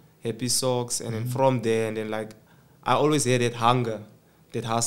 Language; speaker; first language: English; non-native, local second language; Xhosa